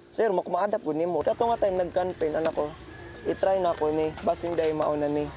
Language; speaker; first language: English; non-native, local second language; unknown